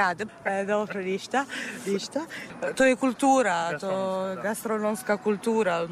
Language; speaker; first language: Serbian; non-native, fluent; Italian